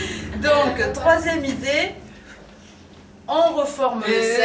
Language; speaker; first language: French; native; French